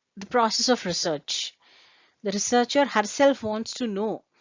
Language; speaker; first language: English; non-native, local second language; Kannada